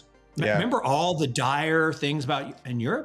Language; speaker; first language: English; native; English